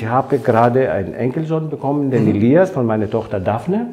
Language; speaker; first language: German; non-native, fluent; Greek